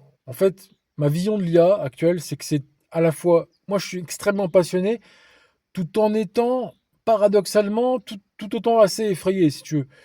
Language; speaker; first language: French; native; French